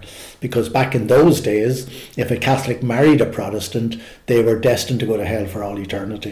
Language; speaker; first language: English; native; English